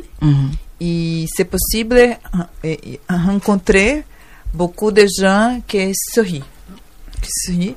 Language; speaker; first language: French; non-native, learner; Portuguese